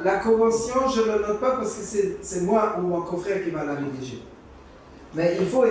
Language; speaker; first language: French; native; French